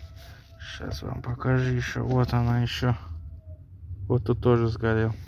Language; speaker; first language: Russian; non-native, local second language; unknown